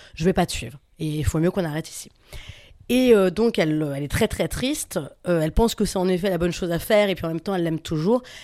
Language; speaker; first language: French; native; French